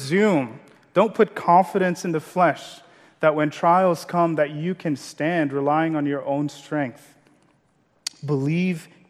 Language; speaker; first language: English; non-native, local second language; Yoruba